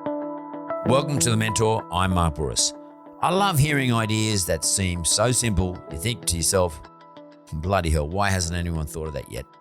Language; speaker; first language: English; native; English